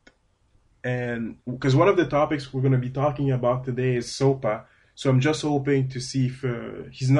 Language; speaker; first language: English; non-native, fluent; French